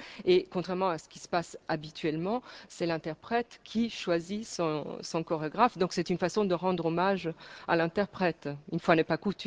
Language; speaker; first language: French; native; French